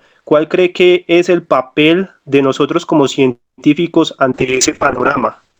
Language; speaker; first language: Spanish; native; Spanish